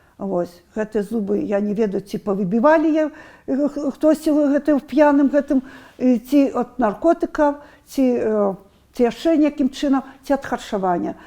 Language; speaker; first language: Belarusian; non-native, local second language; Russian